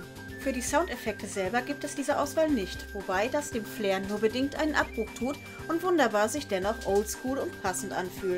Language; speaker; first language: German; native; German